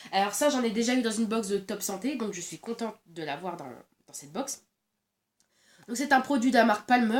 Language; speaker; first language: French; native; French